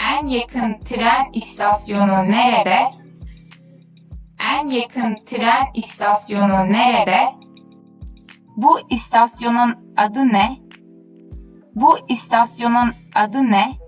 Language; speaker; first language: Turkish; non-native, fluent; Uzbek